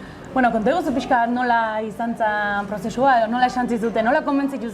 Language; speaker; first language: Basque; native; Basque